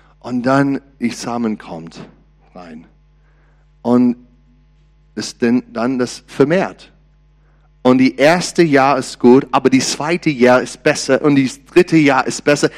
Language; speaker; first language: German; non-native, learner; English